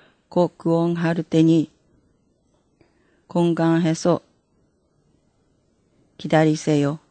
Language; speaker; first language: Korean; non-native, fluent; Japanese